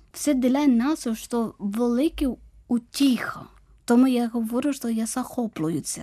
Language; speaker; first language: Ukrainian; non-native, learner; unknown